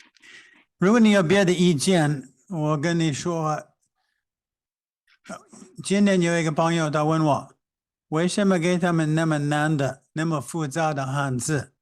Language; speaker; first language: Chinese; non-native, fluent; English